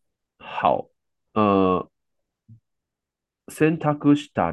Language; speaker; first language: Japanese; non-native, fluent; Chinese